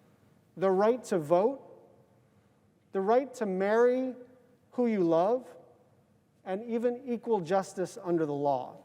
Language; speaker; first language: English; native; English